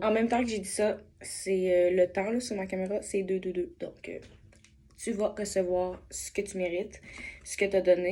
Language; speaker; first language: French; native; French